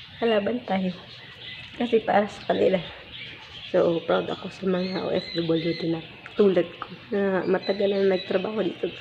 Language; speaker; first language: Filipino; non-native, local second language; Cebuano